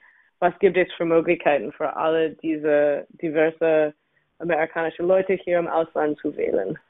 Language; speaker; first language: German; non-native, fluent; English